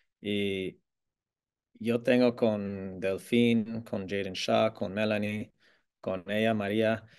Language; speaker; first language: Spanish; non-native, fluent; English